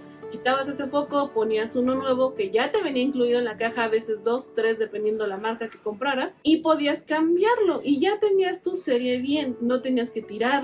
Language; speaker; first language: Spanish; native; Spanish